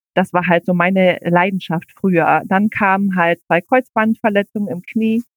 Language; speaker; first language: German; native; German